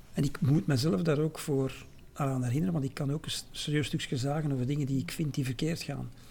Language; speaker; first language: Dutch; native; Dutch